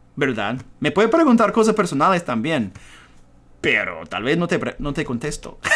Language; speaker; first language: Spanish; non-native, fluent; English